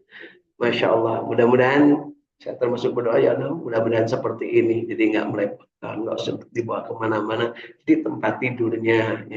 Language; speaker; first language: Indonesian; native; Indonesian